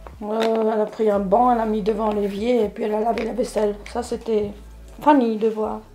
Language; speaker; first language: French; non-native, local second language; Morisyen